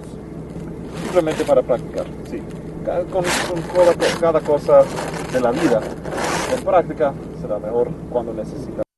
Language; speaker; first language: Spanish; non-native, learner; English